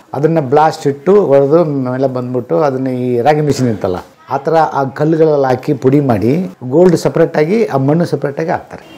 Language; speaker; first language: Kannada; non-native, local second language; Tamil